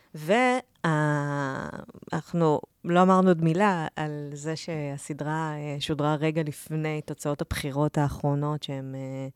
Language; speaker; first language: Hebrew; native; Hebrew